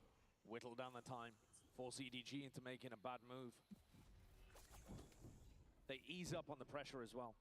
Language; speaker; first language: English; native; English